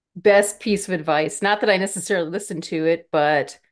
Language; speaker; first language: English; native; English